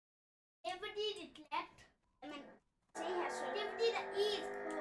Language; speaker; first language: Danish; early bilingual, other home language; Vietnamese